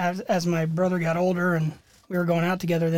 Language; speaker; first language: English; native; English